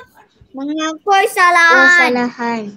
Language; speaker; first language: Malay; non-native, local second language; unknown